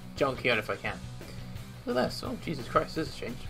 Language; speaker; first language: English; native; English